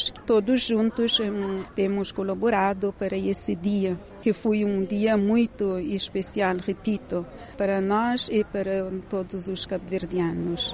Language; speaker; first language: Portuguese; non-native, local second language; Kabuverdianu